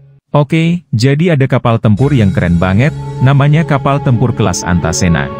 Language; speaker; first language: Indonesian; native; Indonesian